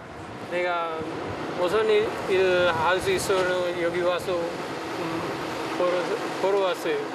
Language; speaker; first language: Korean; non-native, learner; Sinhala